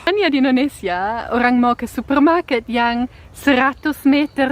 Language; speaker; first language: Indonesian; non-native, fluent; German